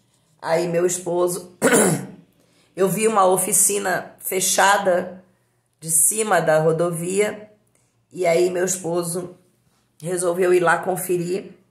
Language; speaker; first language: Portuguese; native; Portuguese